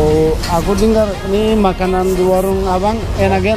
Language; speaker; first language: Indonesian; non-native, learner; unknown